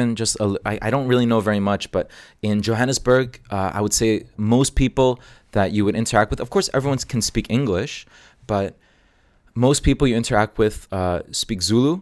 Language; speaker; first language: English; non-native, local second language; Cantonese